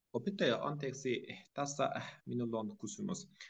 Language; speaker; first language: Finnish; non-native, learner; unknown